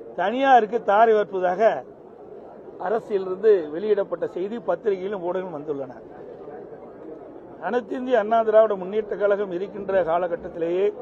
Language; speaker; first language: Tamil; native; Tamil